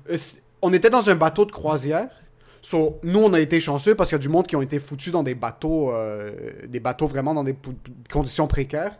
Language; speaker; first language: French; native; French